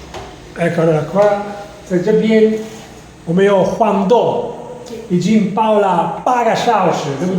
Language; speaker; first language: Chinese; non-native, fluent; Italian